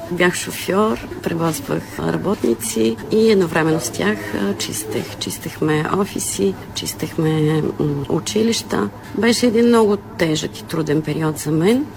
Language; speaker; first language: Bulgarian; non-native, local second language; Turkish